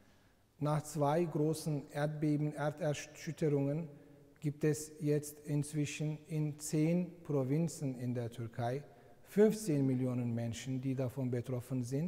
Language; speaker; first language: German; non-native, fluent; Turkish